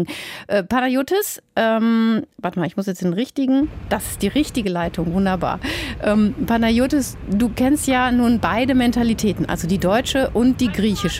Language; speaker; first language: German; native; German